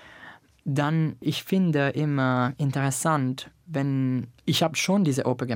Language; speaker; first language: German; non-native, learner; Italian